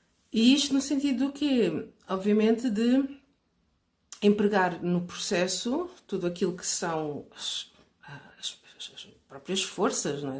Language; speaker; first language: Portuguese; native; Portuguese